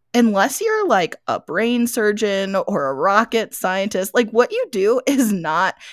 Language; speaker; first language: English; native; English